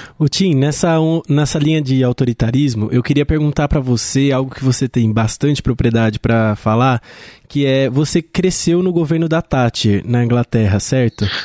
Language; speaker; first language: Portuguese; native; Portuguese